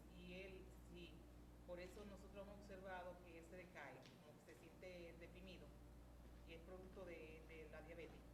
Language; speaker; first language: Spanish; native; Spanish